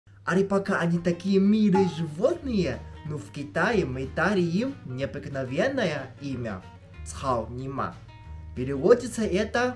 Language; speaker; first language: Russian; non-native, fluent; Chinese